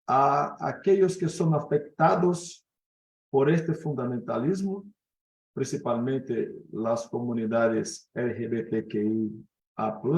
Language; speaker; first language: Spanish; non-native, fluent; Portuguese